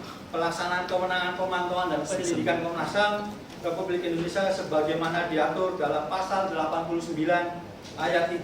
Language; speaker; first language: Indonesian; native; Indonesian